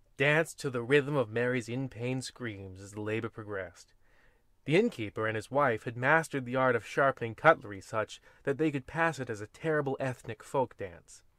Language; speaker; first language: English; native; English